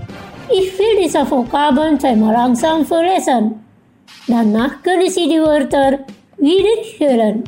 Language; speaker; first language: German; non-native, fluent; Indonesian